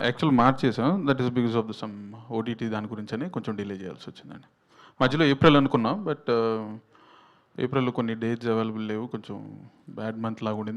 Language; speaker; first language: Telugu; native; Telugu